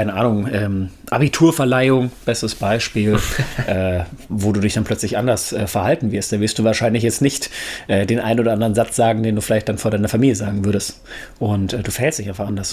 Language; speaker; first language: German; native; German